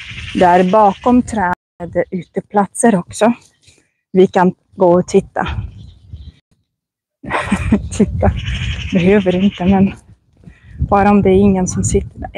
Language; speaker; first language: Swedish; non-native, fluent; Russian